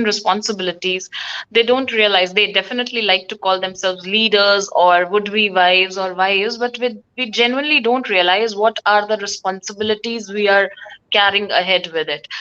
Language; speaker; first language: English; non-native, local second language; Hindi